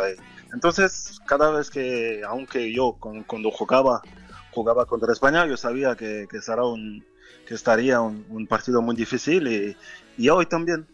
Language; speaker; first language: Spanish; non-native, fluent; French